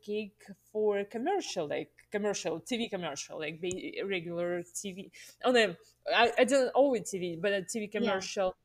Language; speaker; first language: English; non-native, fluent; Russian